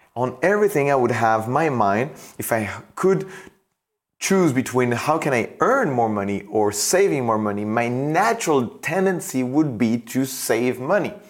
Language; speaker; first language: English; non-native, fluent; French